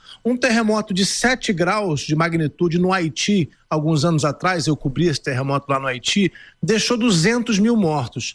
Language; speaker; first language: Portuguese; native; Portuguese